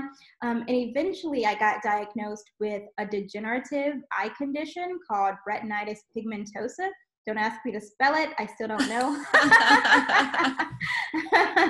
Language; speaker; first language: English; native; English